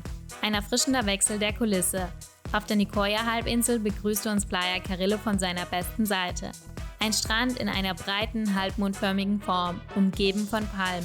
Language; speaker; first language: German; native; German